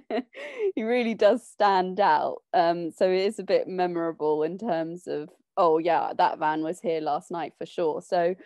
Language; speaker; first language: English; native; English